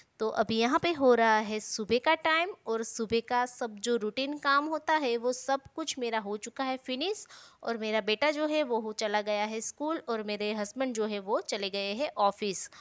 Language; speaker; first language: Hindi; non-native, local second language; Gujarati